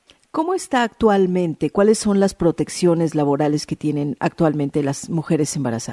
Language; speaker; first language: Spanish; native; Spanish